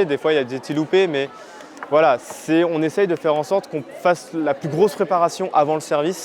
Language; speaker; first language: French; native; French